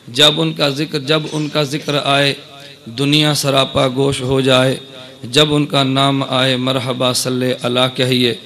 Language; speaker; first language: Urdu; non-native, local second language; Punjabi